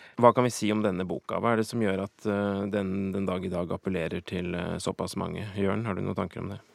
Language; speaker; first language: Norwegian; native; Norwegian